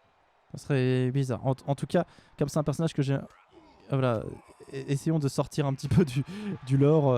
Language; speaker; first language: French; native; French